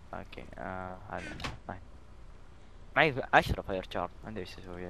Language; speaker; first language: Arabic; native; Arabic